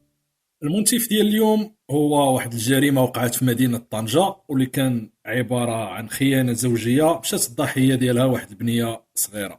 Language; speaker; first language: Arabic; native; Arabic